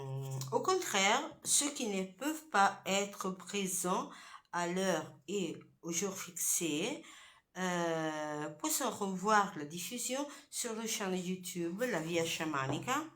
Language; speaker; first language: French; non-native, fluent; Italian